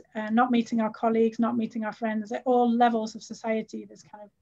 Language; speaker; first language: English; native; English